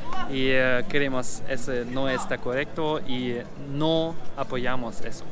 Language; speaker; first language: Spanish; non-native, learner; German